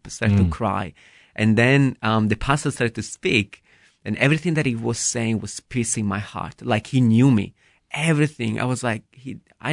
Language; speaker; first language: English; non-native, fluent; Italian